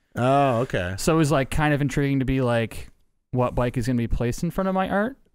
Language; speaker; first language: English; native; English